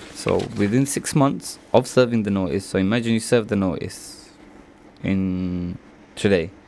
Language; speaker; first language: English; early bilingual, other home language; Punjabi